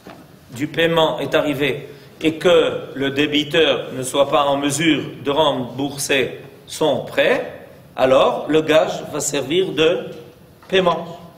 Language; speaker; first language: French; native; French